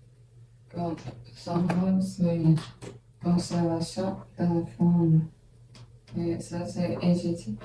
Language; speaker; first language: French; non-native, learner; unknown